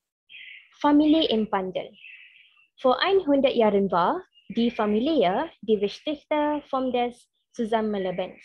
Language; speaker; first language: German; non-native, learner; Malay